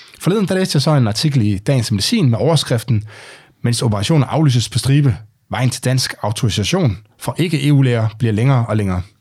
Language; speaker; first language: Danish; native; Danish